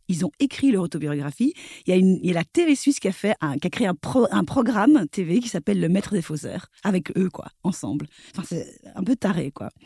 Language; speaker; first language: French; native; French